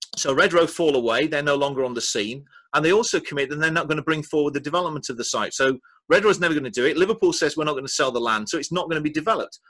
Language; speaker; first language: English; native; English